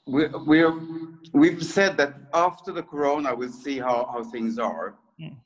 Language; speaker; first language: English; early bilingual, other home language; French